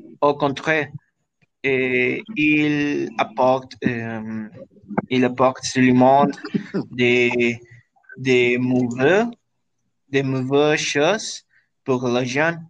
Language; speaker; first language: French; non-native, learner; Spanish